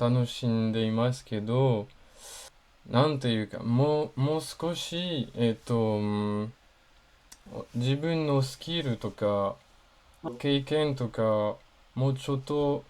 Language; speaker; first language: Japanese; non-native, learner; French